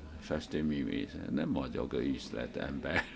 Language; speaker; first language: Hungarian; non-native, learner; Chinese